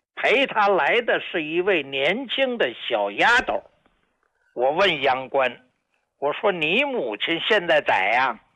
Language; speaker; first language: Chinese; native; Chinese